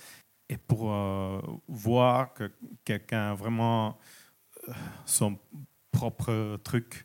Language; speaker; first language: French; non-native, learner; Finnish